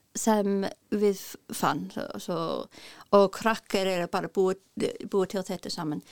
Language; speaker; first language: Icelandic; non-native, learner; English